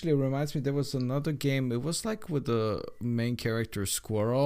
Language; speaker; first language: English; non-native, fluent; Bulgarian